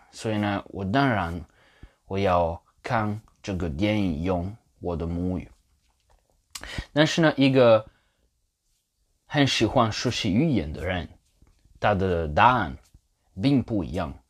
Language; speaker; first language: Chinese; non-native, fluent; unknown